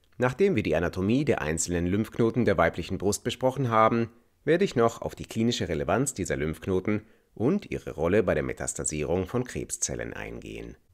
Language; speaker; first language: German; native; German